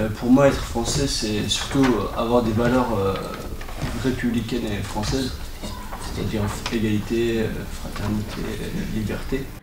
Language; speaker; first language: French; early bilingual, other home language; Turkish